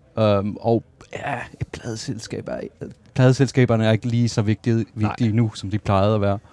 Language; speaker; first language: Danish; non-native, local second language; Faroese